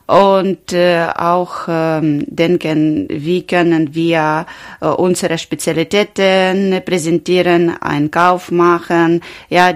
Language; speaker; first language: German; non-native, learner; Ukrainian